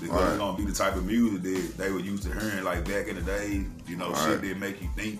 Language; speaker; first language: English; native; English